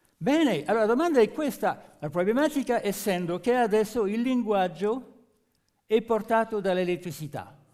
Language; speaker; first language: Italian; non-native, fluent; French